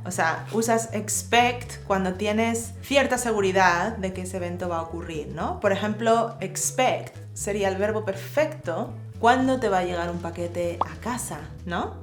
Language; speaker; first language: Spanish; native; Spanish